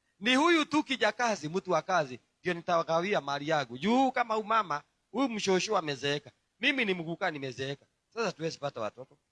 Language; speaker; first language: Swahili; non-native, local second language; Kikuyu